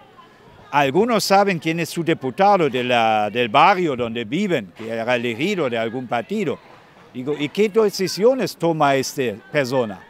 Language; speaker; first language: Spanish; non-native, fluent; German